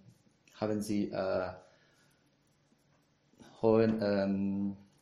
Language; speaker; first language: German; non-native, learner; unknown